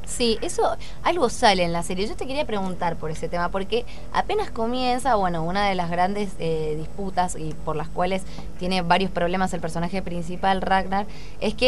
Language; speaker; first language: Spanish; native; Spanish